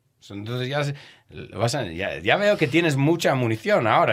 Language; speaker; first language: Spanish; non-native, fluent; English